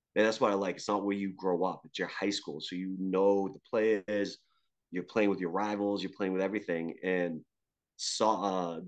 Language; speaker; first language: English; native; English